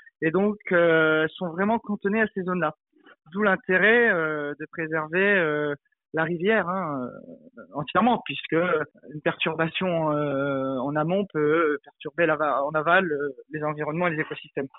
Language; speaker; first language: French; native; French